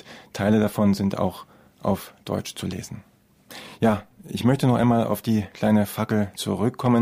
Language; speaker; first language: German; native; German